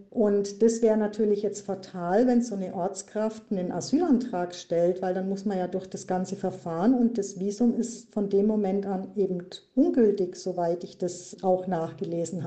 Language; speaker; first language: German; native; German